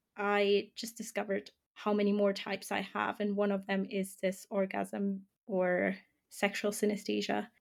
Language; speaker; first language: English; non-native, fluent; German